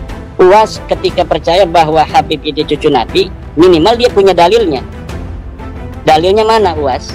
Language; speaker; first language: Indonesian; native; Indonesian